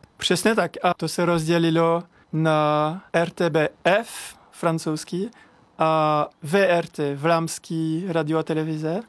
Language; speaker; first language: Czech; non-native, fluent; French